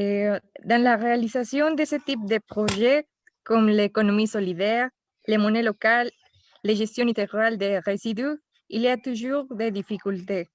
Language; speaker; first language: French; non-native, learner; Spanish